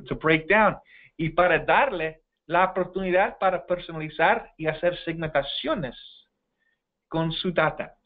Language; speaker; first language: Spanish; non-native, fluent; English